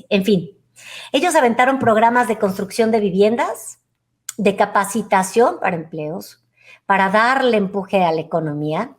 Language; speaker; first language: Spanish; native; Spanish